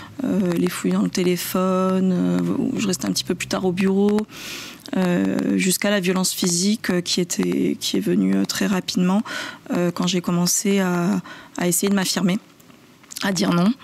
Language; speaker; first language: French; native; French